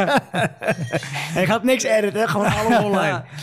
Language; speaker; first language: Dutch; native; Dutch